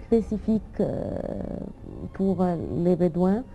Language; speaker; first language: French; non-native, fluent; Arabic